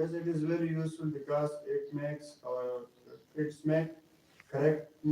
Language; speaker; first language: English; non-native, learner; Pashto